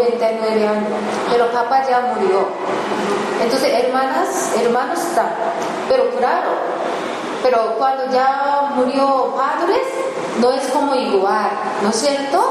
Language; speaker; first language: Spanish; non-native, learner; Japanese